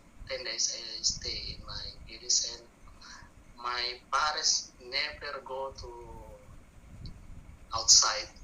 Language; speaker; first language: English; non-native, learner; Buginese